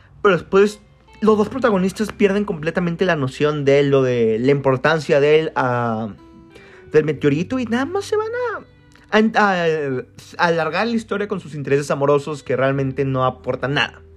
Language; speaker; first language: Spanish; native; Spanish